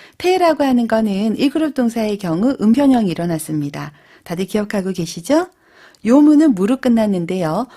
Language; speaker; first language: Korean; native; Korean